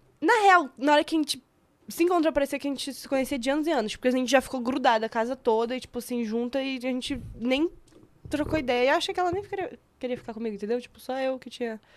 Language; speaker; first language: Portuguese; native; Portuguese